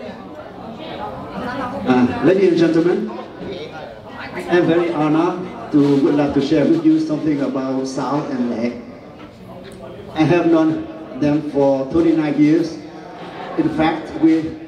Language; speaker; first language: English; non-native, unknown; Vietnamese